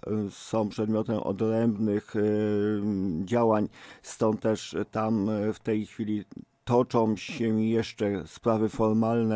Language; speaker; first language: Polish; native; Polish